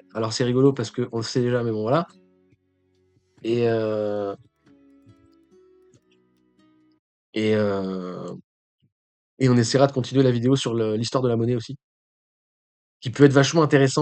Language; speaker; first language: French; native; French